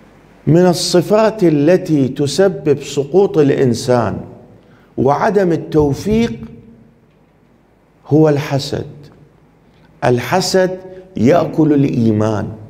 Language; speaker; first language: Arabic; non-native, fluent; Persian